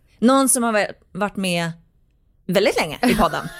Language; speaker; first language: Swedish; native; Swedish